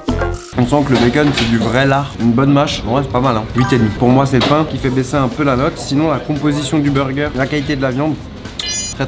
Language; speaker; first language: French; native; French